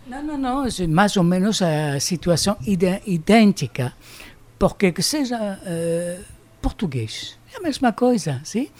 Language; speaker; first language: Portuguese; non-native, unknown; French